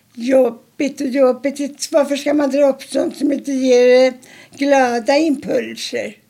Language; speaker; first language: Swedish; early bilingual, other home language; German